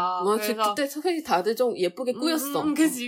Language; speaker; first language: Korean; non-native, learner; Chinese